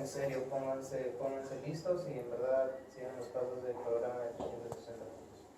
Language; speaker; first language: Spanish; native; Spanish